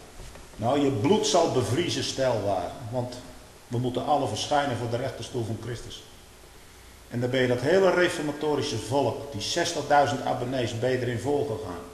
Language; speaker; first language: Dutch; native; Dutch